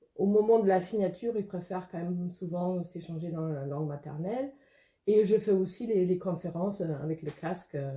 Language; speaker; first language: French; non-native, fluent; German